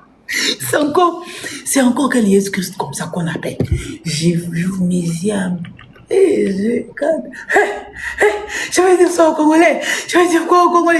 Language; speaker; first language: French; non-native, local second language; Lingala